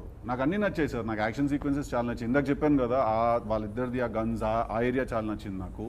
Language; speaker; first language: Telugu; native; Telugu